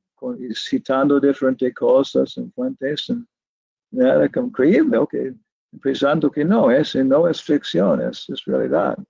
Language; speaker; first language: Spanish; non-native, learner; English